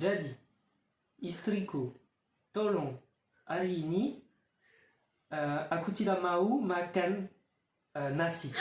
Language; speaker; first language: Indonesian; non-native, learner; French